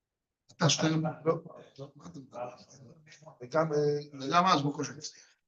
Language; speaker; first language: Hebrew; non-native, fluent; English